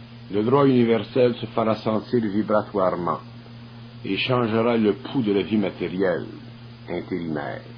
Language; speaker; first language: French; native; French